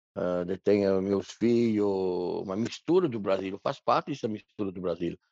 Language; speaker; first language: Portuguese; non-native, fluent; French